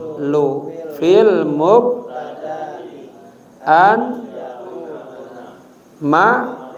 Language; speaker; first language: Arabic; non-native, fluent; Indonesian